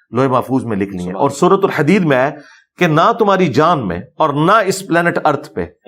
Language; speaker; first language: Urdu; native; Urdu